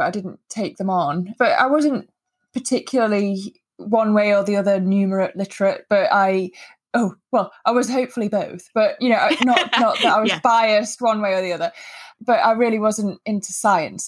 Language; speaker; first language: English; native; English